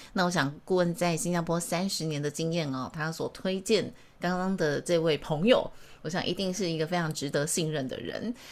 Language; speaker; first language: Chinese; native; Chinese